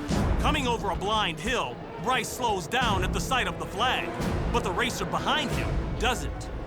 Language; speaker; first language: English; native; English